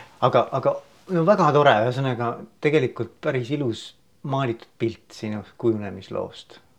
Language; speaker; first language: Estonian; native; Estonian